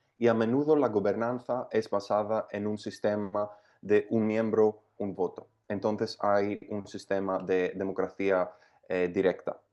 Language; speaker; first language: Spanish; non-native, fluent; Greek